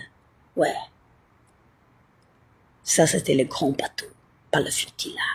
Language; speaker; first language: French; non-native, learner; Italian